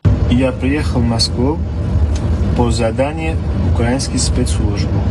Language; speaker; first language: Russian; non-native, learner; Uzbek